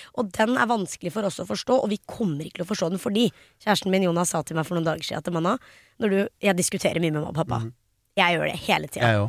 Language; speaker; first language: Norwegian; early bilingual, other home language; Hindi